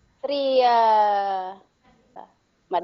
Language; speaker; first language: English; non-native, learner; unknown